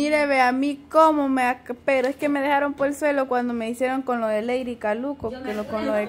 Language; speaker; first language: Spanish; native; Spanish